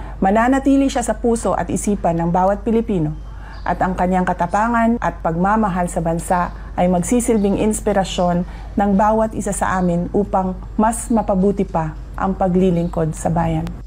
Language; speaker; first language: Filipino; non-native, local second language; Cebuano